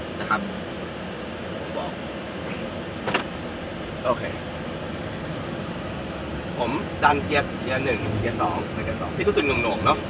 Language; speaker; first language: Thai; native; Thai